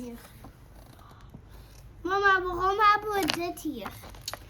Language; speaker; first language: Dutch; early bilingual, other home language; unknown